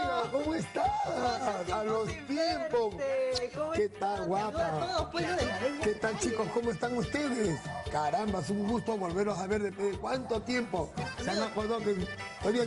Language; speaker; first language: Spanish; native; Spanish